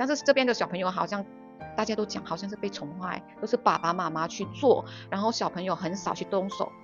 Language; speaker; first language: Chinese; non-native, fluent; Vietnamese